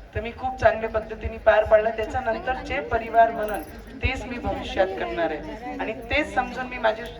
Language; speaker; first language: Marathi; non-native, local second language; Punjabi